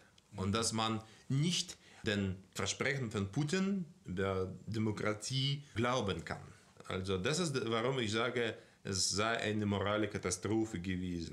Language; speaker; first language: German; non-native, fluent; Russian